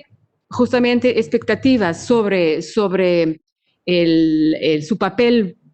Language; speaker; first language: Spanish; non-native, fluent; Portuguese